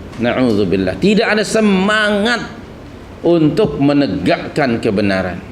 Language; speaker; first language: Malay; native; Malay